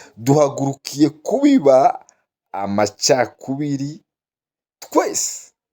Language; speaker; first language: Kinyarwanda; native; Kinyarwanda